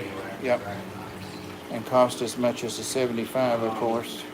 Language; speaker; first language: English; native; English